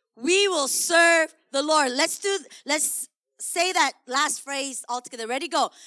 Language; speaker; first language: English; early bilingual, other home language; Korean